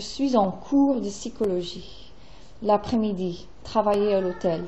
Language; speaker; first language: French; non-native, fluent; English